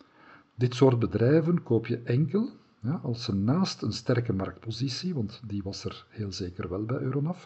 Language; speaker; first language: Dutch; native; Dutch